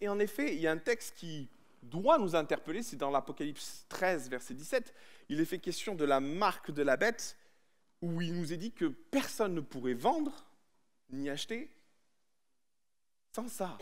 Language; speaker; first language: French; native; French